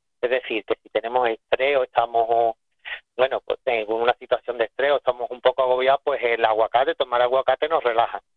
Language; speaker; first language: Spanish; native; Spanish